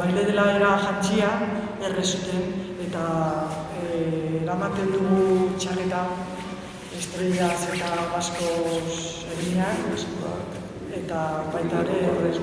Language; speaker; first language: Basque; non-native, local second language; Spanish